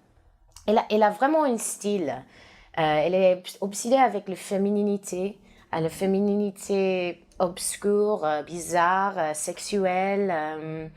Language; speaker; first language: French; non-native, learner; English